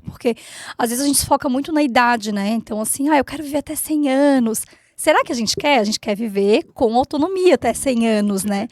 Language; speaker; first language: Portuguese; native; Portuguese